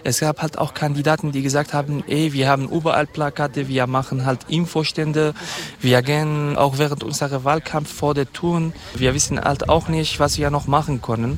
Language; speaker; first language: German; non-native, fluent; Kurdish